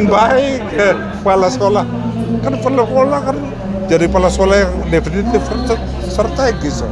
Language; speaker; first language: Indonesian; native; Indonesian